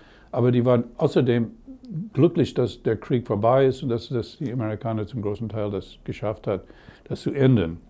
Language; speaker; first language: German; non-native, learner; English